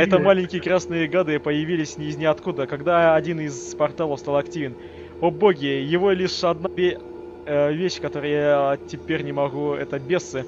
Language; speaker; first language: Russian; native; Russian